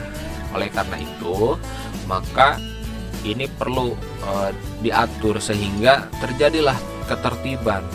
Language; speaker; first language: Indonesian; native; Indonesian